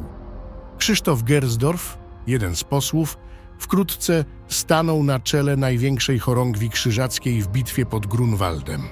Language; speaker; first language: Polish; native; Polish